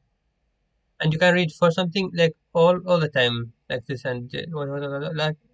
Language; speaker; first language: English; non-native, learner; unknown